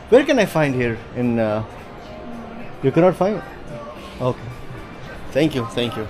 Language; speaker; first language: English; non-native, fluent; Urdu